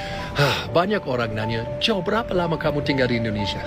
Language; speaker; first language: Indonesian; non-native, fluent; English